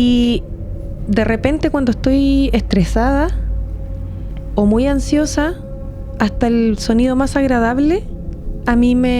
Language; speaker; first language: Spanish; native; Spanish